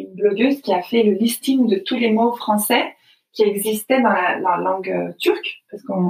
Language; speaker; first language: French; native; French